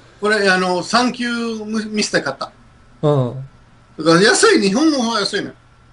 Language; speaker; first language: Japanese; non-native, fluent; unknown